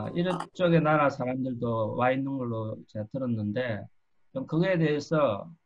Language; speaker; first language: Korean; native; Korean